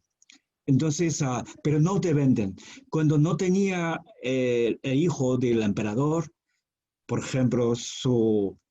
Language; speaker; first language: Spanish; non-native, fluent; Chinese